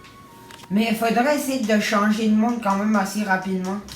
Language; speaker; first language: French; native; French